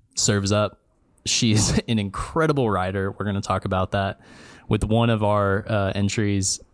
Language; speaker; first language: English; native; English